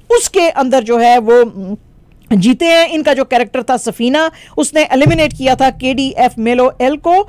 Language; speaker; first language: Urdu; native; Urdu